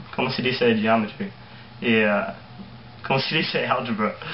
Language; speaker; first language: Spanish; non-native, learner; English